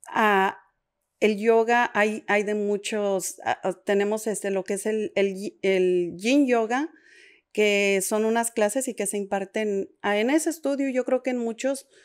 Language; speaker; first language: Spanish; native; Spanish